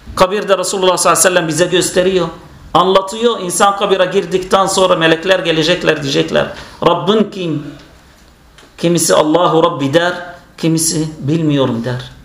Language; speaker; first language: Turkish; non-native, fluent; Arabic